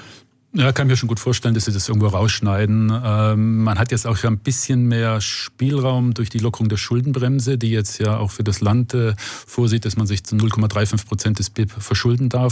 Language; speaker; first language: German; native; German